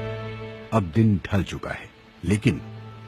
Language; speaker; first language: Hindi; native; Hindi